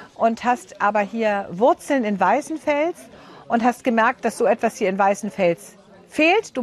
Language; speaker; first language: German; native; German